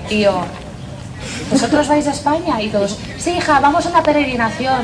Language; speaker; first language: Spanish; non-native, fluent; English